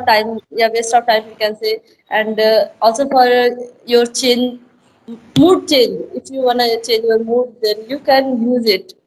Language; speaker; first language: English; non-native, learner; Hindi